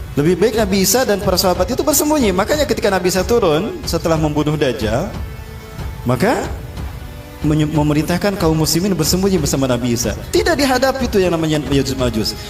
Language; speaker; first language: Indonesian; native; Indonesian